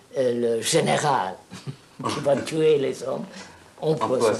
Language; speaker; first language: French; non-native, fluent; Telugu